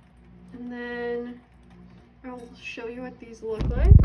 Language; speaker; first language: English; native; English